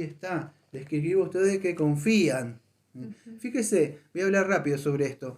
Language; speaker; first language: Spanish; native; Spanish